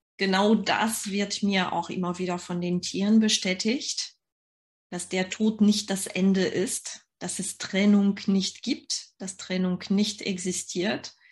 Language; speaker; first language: German; non-native, fluent; French